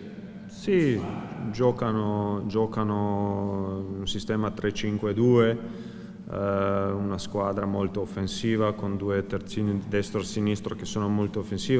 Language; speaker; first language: Italian; non-native, fluent; Croatian